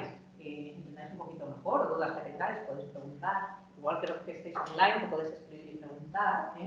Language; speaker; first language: Spanish; native; Spanish